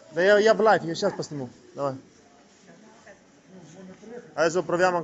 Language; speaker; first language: Russian; non-native, fluent; Italian